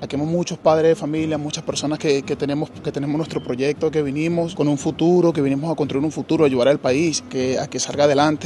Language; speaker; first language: Spanish; native; Spanish